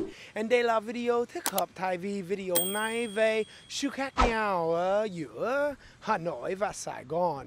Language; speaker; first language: Vietnamese; non-native, fluent; English